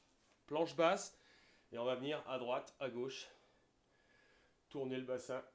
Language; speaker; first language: French; native; French